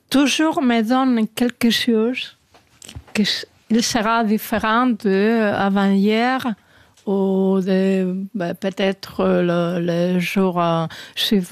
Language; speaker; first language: French; non-native, learner; Spanish